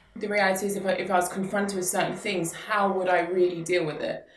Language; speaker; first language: English; native; English